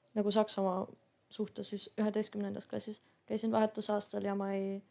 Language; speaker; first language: Estonian; non-native, fluent; German